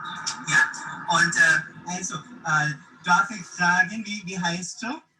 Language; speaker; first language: German; non-native, fluent; English